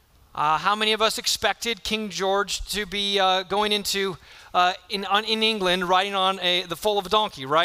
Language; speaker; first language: English; native; English